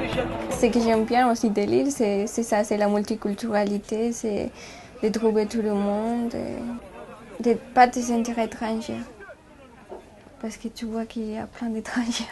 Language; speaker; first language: French; non-native, fluent; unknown